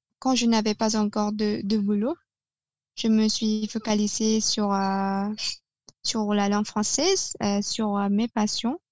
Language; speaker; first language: French; non-native, fluent; Filipino